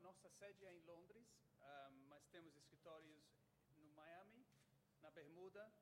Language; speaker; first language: Portuguese; non-native, fluent; English